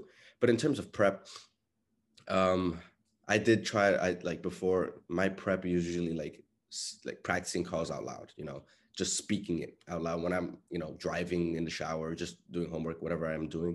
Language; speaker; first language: English; non-native, fluent; Spanish